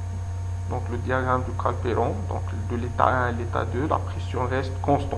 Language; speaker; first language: French; non-native, local second language; Arabic